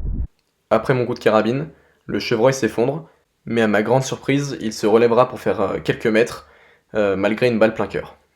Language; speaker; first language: French; native; French